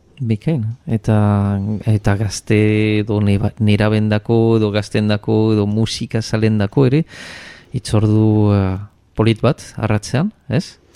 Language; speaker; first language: Basque; native; Basque